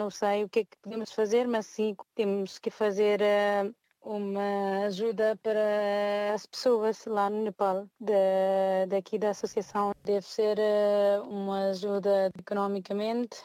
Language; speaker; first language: Portuguese; non-native, learner; Nepali